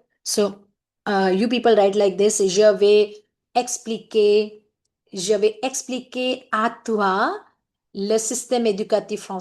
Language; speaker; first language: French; non-native, fluent; Hindi